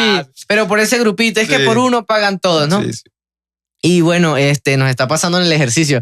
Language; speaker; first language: Spanish; native; Spanish